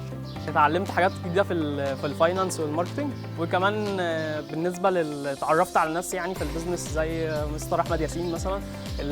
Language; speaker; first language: Arabic; native; Arabic